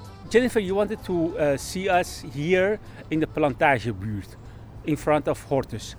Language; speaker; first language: English; non-native, fluent; Persian